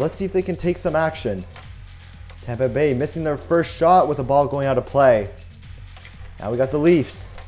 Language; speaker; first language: English; native; English